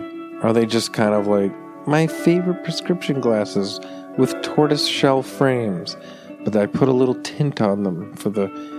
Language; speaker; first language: English; native; English